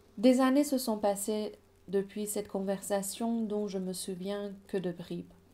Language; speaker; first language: French; non-native, fluent; Persian